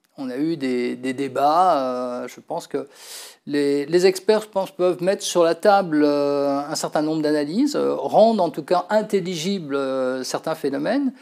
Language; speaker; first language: French; native; French